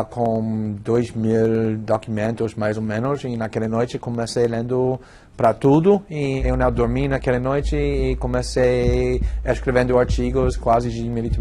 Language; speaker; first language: Portuguese; non-native, fluent; English